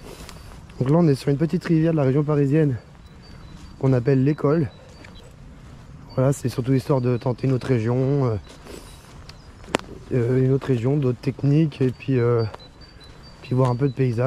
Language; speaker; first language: French; native; French